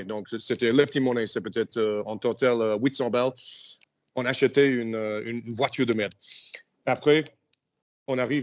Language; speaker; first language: French; non-native, learner; English